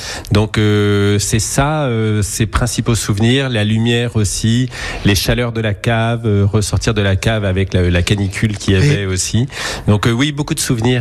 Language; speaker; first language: French; native; French